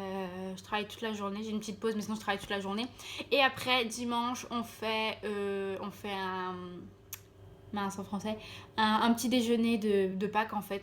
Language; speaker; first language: French; native; French